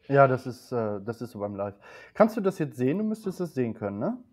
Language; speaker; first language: German; native; German